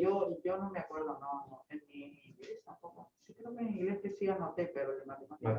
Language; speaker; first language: Spanish; native; Spanish